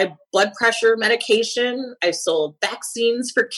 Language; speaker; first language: English; native; English